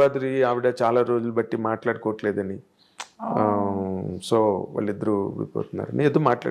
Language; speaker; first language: Telugu; native; Telugu